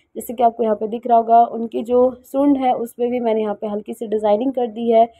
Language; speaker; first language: Hindi; native; Hindi